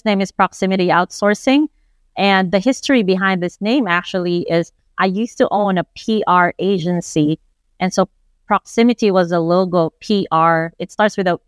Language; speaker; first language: English; non-native, local second language; Filipino